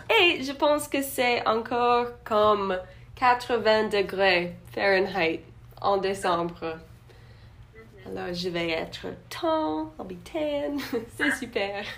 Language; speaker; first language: French; non-native, learner; English